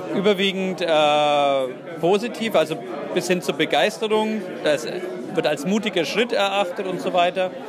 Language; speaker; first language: German; native; German